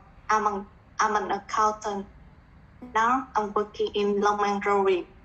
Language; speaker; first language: English; non-native, learner; Vietnamese